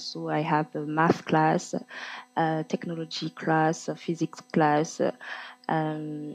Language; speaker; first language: English; non-native, fluent; French